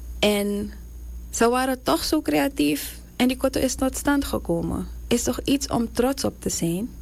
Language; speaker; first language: Dutch; native; Dutch